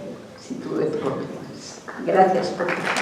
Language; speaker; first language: Spanish; early bilingual, other home language; Hungarian